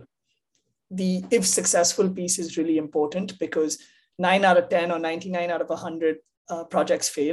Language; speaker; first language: English; non-native, local second language; Hindi